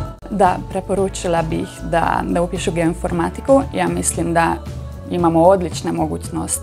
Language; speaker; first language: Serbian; non-native, local second language; Hungarian